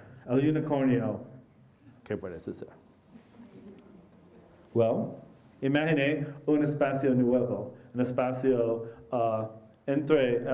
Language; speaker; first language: Spanish; non-native, learner; English